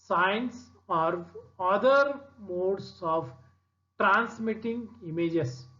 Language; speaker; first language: English; non-native, local second language; Marathi